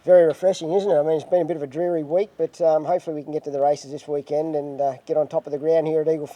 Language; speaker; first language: English; native; English